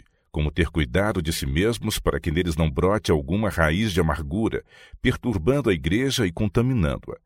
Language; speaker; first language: Portuguese; native; Portuguese